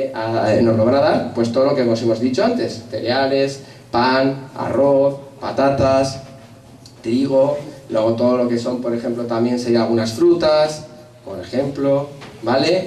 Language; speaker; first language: Spanish; native; Spanish